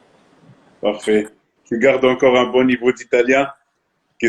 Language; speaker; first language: French; non-native, local second language; Arabic